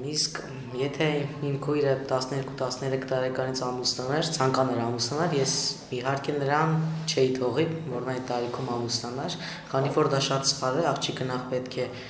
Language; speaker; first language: Armenian; non-native, local second language; Kurdish